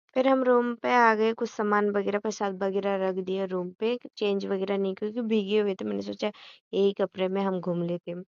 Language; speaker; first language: Hindi; non-native, local second language; Assamese